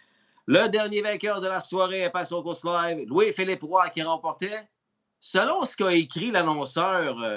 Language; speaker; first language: French; native; French